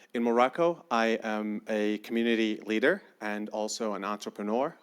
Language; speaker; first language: English; non-native, fluent; Arabic